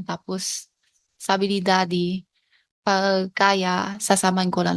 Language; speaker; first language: Filipino; non-native, learner; Chinese